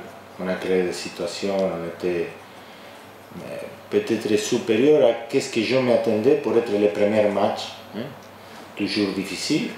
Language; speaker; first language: French; non-native, fluent; Spanish